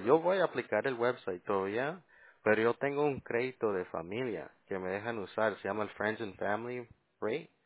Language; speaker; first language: Spanish; early bilingual, heritage; Spanish